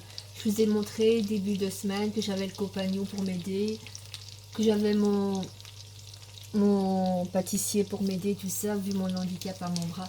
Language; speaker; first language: French; native; French